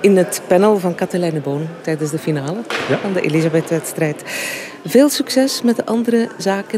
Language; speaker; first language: Dutch; native; Dutch